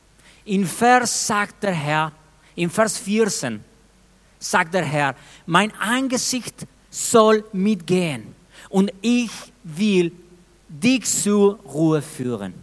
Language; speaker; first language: German; non-native, fluent; Spanish